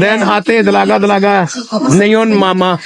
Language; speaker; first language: Filipino; non-native, learner; Urdu